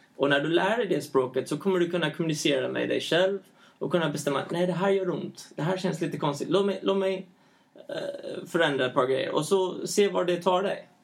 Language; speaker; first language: Swedish; early bilingual, heritage; Swedish